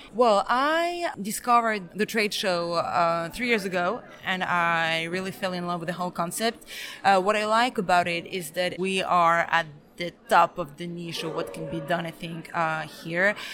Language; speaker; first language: English; early bilingual, other home language; Serbian